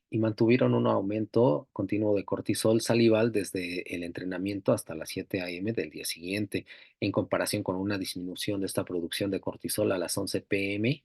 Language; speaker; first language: Spanish; native; Spanish